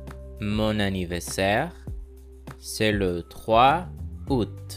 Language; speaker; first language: French; non-native, fluent; Portuguese